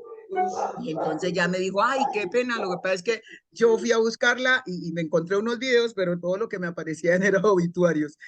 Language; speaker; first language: Spanish; native; Spanish